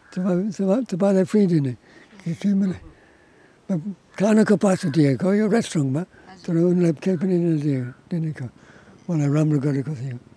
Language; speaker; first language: Nepali; non-native, learner; English